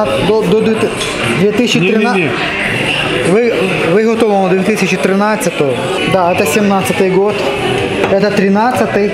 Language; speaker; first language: Russian; native; Russian